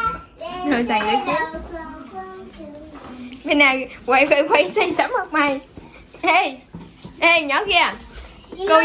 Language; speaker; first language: Vietnamese; native; Vietnamese